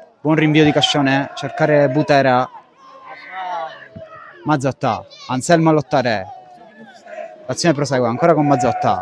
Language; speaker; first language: Italian; native; Italian